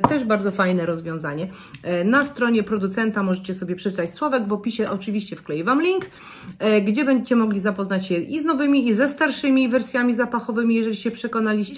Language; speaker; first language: Polish; native; Polish